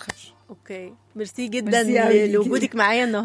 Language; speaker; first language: Arabic; native; Arabic